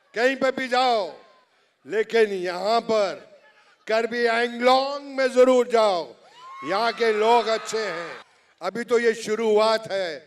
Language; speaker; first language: Hindi; native; Hindi